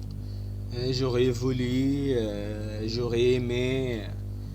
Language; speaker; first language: French; non-native, fluent; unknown